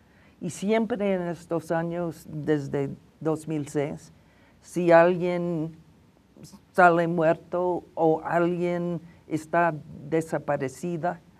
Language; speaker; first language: Spanish; non-native, fluent; English